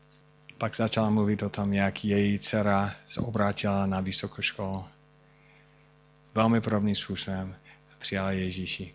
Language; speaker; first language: Czech; non-native, fluent; English